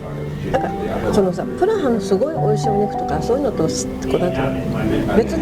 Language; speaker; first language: Japanese; native; Japanese